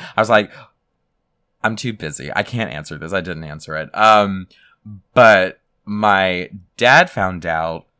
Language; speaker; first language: English; native; English